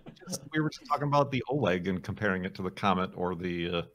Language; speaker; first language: English; native; English